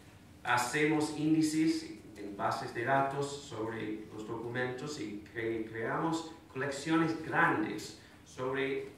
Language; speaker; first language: Spanish; non-native, fluent; English